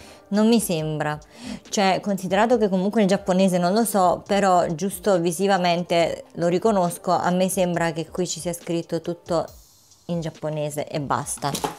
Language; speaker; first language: Italian; native; Italian